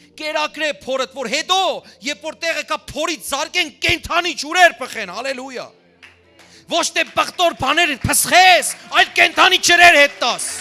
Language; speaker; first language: Armenian; early bilingual, heritage; Armenian